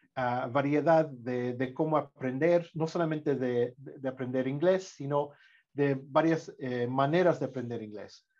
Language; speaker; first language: Spanish; non-native, fluent; English